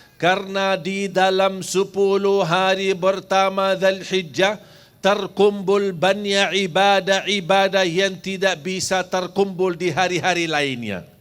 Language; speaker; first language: Malay; non-native, fluent; Arabic